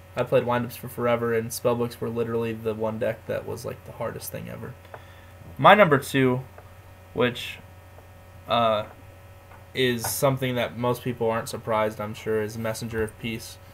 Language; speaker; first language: English; native; English